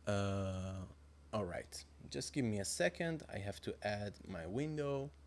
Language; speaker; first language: English; non-native, fluent; Persian